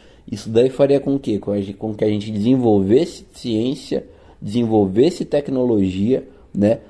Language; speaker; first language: Portuguese; native; Portuguese